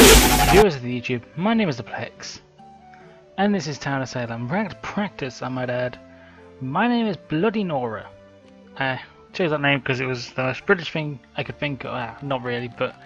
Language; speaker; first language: English; native; English